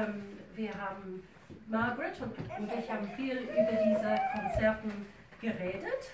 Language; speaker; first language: German; non-native, fluent; English